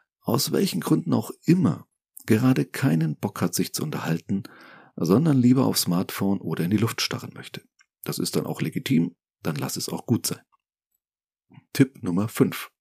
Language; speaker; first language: German; native; German